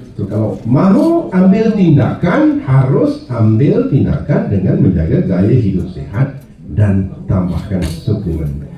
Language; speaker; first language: Malay; native; Malay